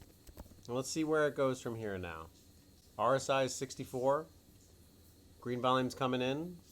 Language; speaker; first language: English; native; English